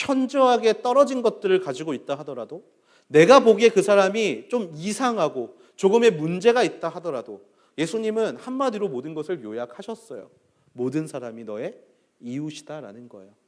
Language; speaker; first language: Korean; native; Korean